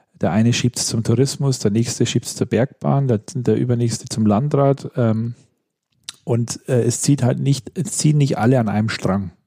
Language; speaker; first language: German; native; German